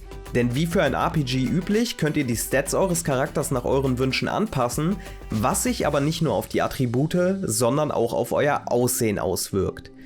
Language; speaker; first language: German; native; German